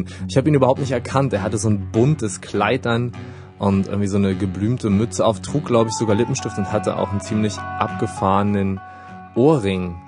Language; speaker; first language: German; native; German